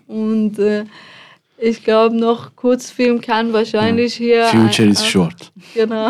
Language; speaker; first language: German; non-native, fluent; Persian